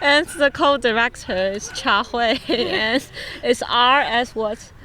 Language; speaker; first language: English; non-native, fluent; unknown